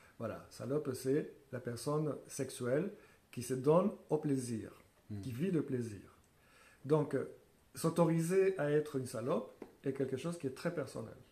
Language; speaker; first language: French; non-native, fluent; Spanish